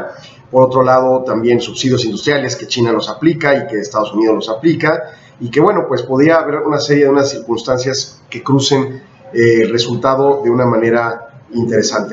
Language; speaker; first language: Spanish; native; Spanish